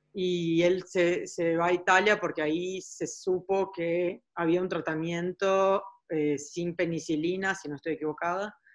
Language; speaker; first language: Spanish; early bilingual, heritage; Spanish